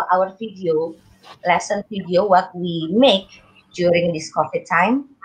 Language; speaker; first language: English; non-native, learner; Indonesian